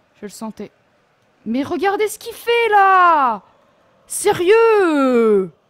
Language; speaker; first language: French; native; French